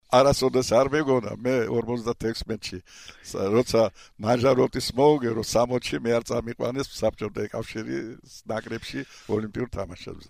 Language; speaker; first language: Georgian; non-native, local second language; Russian